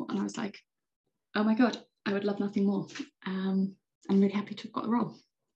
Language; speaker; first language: English; native; English